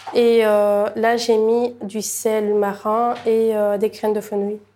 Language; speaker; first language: French; early bilingual, other home language; Bulgarian